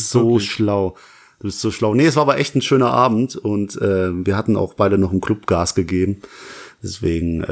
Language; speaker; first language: German; native; German